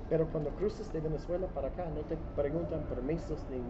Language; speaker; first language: Spanish; non-native, fluent; English